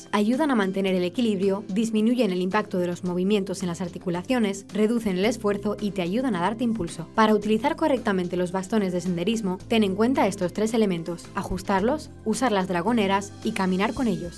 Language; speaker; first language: Spanish; native; Spanish